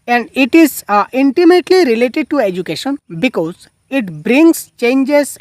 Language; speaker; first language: English; non-native, local second language; Bangla